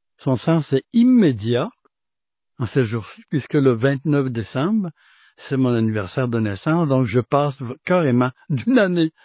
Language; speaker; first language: French; native; French